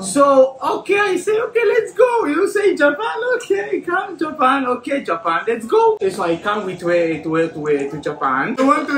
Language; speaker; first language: English; non-native, learner; Hebrew